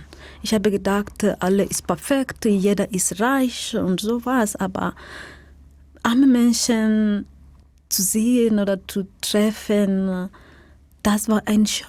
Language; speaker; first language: German; non-native, learner; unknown